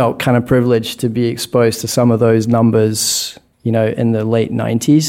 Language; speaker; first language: English; native; English